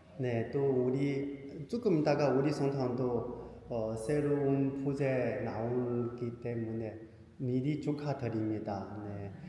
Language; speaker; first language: Korean; non-native, fluent; Chinese